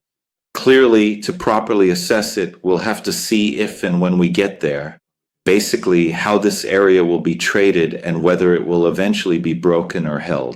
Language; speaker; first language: English; non-native, fluent; Italian